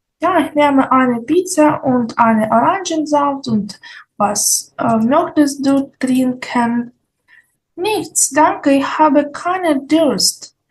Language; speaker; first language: German; non-native, fluent; Ukrainian